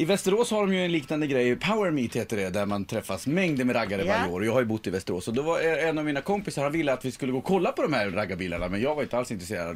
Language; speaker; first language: Swedish; native; Swedish